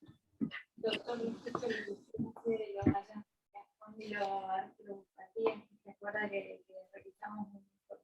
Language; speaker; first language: Spanish; native; Spanish